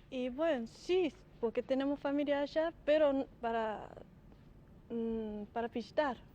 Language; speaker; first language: Spanish; non-native, learner; Japanese